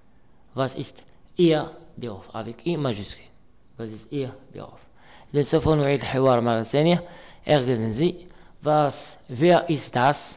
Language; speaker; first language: German; non-native, learner; Arabic